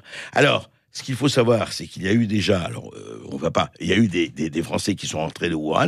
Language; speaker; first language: French; native; French